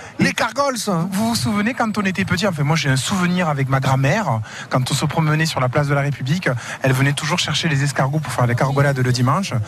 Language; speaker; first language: French; native; French